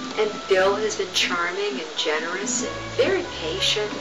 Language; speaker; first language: English; native; English